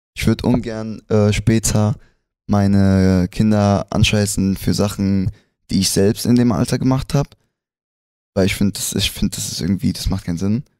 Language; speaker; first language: German; early bilingual, other home language; Spanish